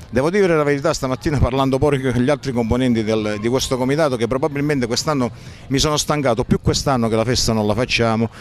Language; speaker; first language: Italian; native; Italian